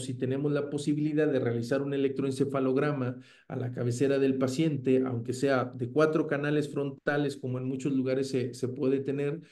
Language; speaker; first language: Spanish; native; Spanish